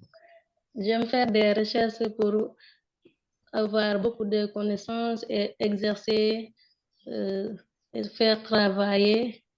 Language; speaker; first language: French; non-native, local second language; Wolof